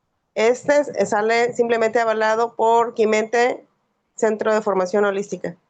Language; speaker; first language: Spanish; native; Spanish